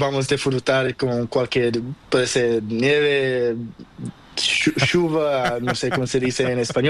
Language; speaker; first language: Spanish; non-native, learner; Portuguese